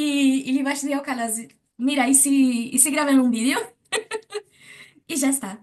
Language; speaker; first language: Catalan; non-native, learner; Portuguese